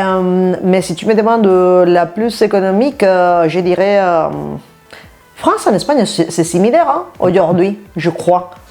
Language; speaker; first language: French; non-native, fluent; Spanish